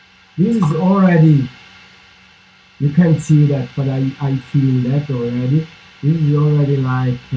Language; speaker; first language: English; non-native, fluent; Italian